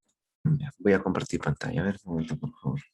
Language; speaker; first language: Spanish; native; Spanish